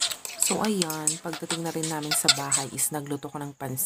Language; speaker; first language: Filipino; non-native, local second language; Iloko